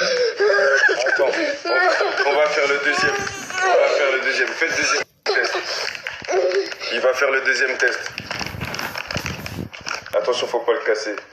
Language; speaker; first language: French; native; French